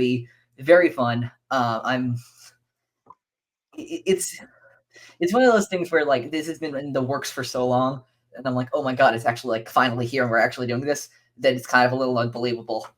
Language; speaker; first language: English; native; English